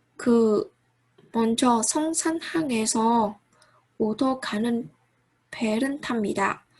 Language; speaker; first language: Korean; non-native, learner; Vietnamese